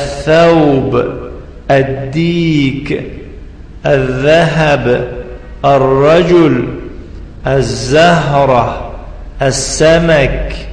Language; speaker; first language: Arabic; non-native, fluent; Tajik